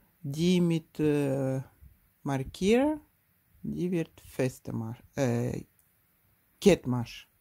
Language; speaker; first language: German; non-native, learner; Russian